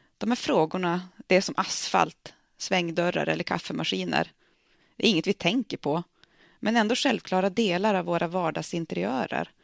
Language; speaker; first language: Swedish; native; Swedish